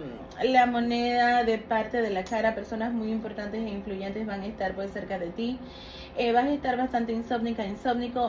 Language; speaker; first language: Spanish; native; Spanish